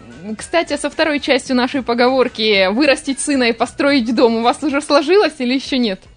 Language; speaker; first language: Russian; native; Russian